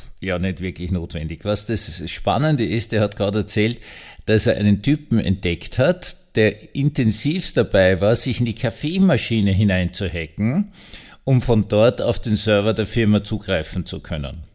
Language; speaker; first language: German; native; German